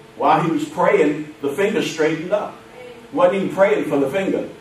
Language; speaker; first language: English; native; English